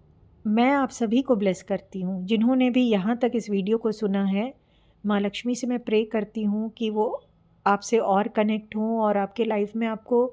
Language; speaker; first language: Hindi; native; Hindi